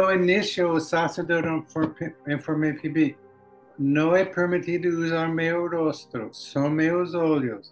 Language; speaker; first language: Portuguese; non-native, learner; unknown